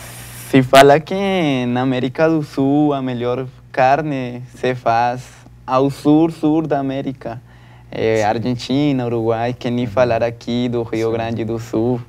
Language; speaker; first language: Portuguese; non-native, learner; Spanish